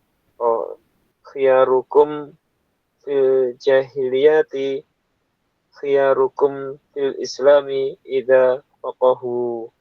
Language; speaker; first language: Arabic; non-native, learner; Indonesian